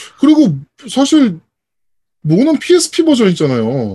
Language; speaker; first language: Korean; native; Korean